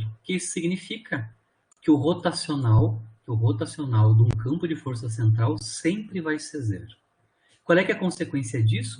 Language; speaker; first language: Portuguese; native; Portuguese